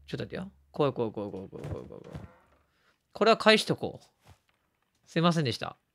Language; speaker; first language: Japanese; native; Japanese